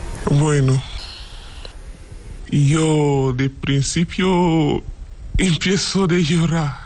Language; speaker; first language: Spanish; non-native, learner; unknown